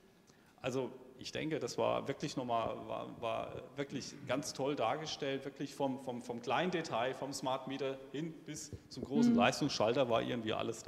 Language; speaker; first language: German; native; German